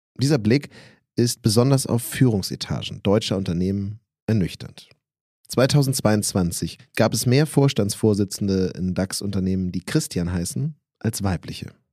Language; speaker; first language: German; native; German